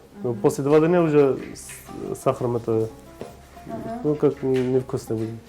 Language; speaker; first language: Russian; non-native, learner; Turkish